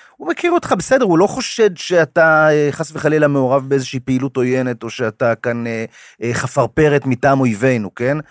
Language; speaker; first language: Hebrew; native; Hebrew